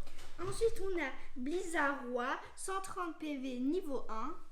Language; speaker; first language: French; native; French